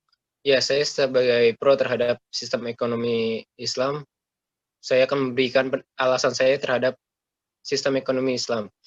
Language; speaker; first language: Indonesian; native; Indonesian